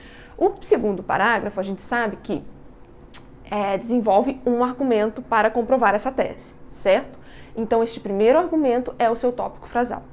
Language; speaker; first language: Portuguese; native; Portuguese